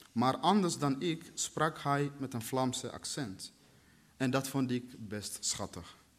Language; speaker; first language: Dutch; early bilingual, other home language; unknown